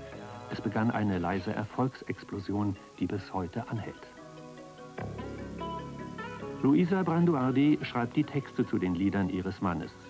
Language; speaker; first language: German; native; German